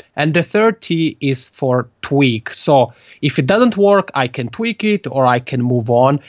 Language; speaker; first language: English; non-native, fluent; Italian